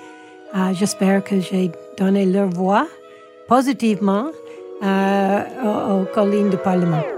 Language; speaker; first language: French; non-native, local second language; English